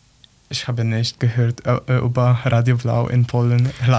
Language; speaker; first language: German; non-native, learner; Polish